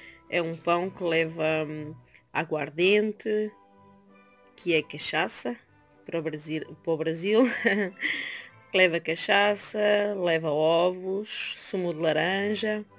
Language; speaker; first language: Portuguese; early bilingual, heritage; Portuguese